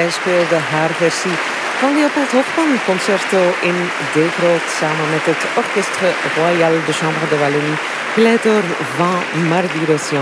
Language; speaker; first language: Dutch; native; Dutch